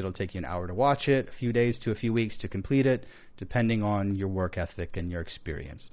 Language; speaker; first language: English; native; English